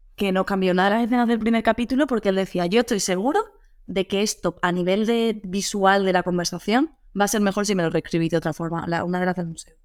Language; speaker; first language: Spanish; native; Spanish